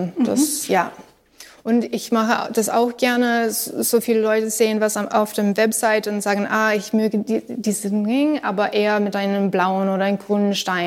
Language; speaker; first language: German; non-native, learner; English